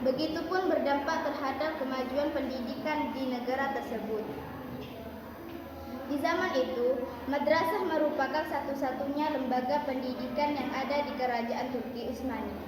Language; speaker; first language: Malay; non-native, local second language; Madurese